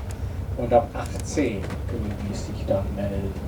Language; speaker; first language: German; non-native, fluent; English